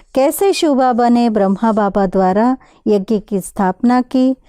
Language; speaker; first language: Hindi; non-native, local second language; Telugu